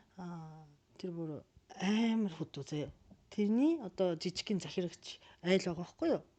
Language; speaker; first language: Mongolian; non-native, fluent; Japanese